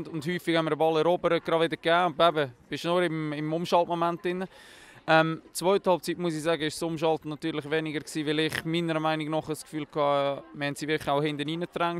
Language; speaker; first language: German; native; German